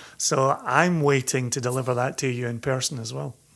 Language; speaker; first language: English; native; English